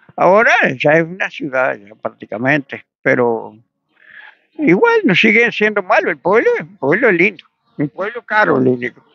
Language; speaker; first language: Spanish; native; Spanish